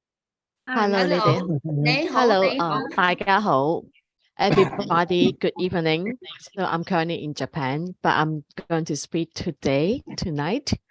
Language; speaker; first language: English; non-native, fluent; Cantonese